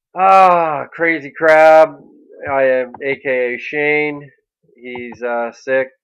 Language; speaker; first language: English; native; English